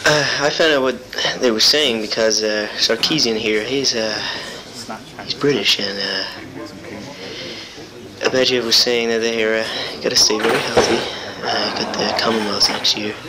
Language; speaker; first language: English; native; English